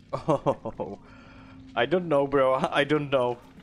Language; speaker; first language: English; non-native, learner; Czech